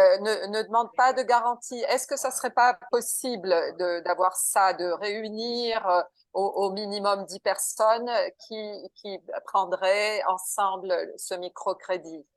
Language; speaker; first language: French; non-native, learner; Portuguese